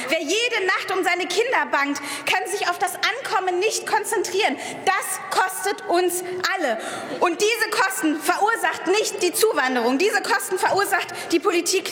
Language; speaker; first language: German; early bilingual, other home language; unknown